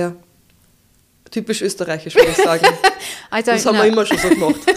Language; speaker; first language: German; native; German